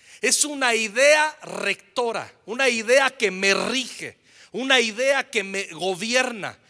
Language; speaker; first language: Spanish; native; Spanish